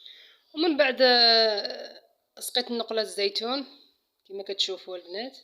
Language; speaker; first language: Arabic; native; Arabic